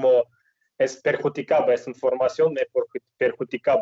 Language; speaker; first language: Spanish; non-native, fluent; Russian